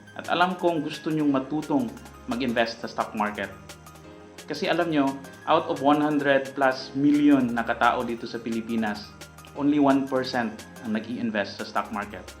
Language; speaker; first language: Filipino; non-native, local second language; Cebuano